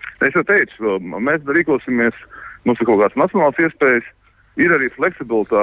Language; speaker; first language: Latvian; native; Latvian